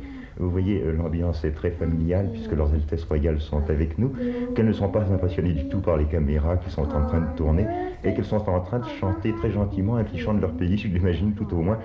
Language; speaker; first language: French; native; French